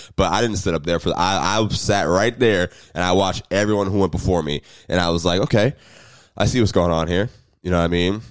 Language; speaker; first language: English; native; English